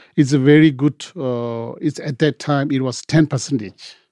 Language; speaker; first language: English; non-native, local second language; Tibetan